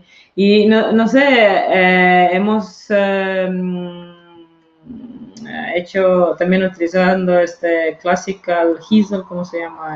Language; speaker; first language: Spanish; non-native, fluent; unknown